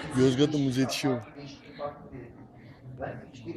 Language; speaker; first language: Turkish; native; Turkish